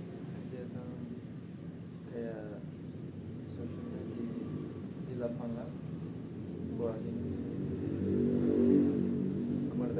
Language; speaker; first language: Indonesian; non-native, learner; Tajik